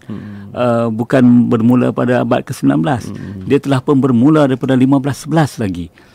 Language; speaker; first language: Malay; native; Malay